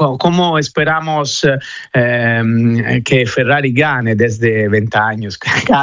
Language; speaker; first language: Spanish; non-native, fluent; Italian